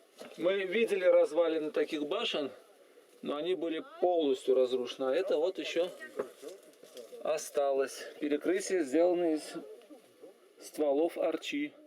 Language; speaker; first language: Russian; native; Russian